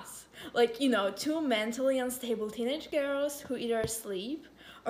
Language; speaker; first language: English; non-native, fluent; Polish